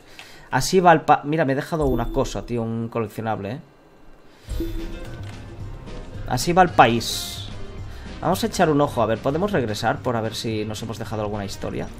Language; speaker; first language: Spanish; native; Spanish